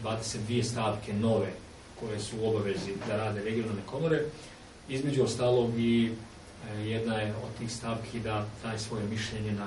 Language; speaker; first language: Serbian; native; Serbian